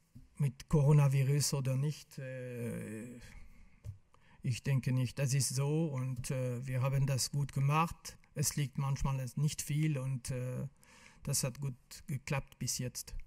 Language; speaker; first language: German; non-native, local second language; French